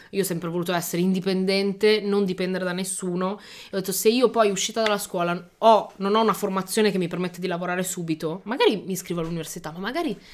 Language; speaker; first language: Italian; early bilingual, other home language; Albanian